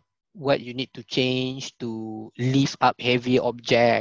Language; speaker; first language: English; non-native, local second language; Malay